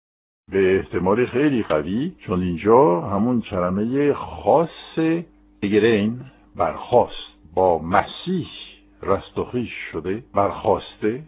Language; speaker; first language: Persian; non-native, fluent; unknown